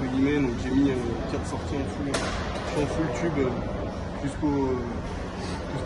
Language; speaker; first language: French; native; French